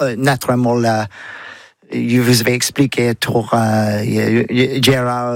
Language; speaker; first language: French; non-native, learner; English